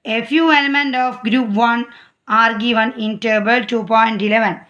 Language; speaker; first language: English; non-native, local second language; Malayalam